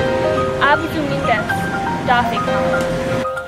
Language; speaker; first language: German; non-native, learner; English